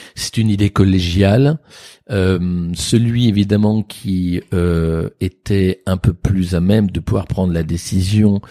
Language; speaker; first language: French; native; French